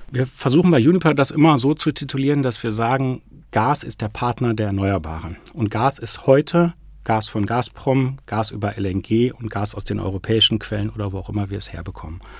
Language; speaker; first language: German; native; German